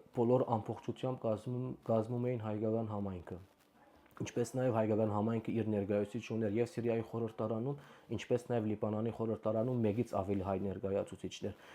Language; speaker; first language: Armenian; native; Armenian